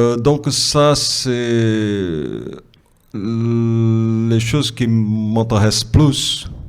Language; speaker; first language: French; non-native, fluent; Portuguese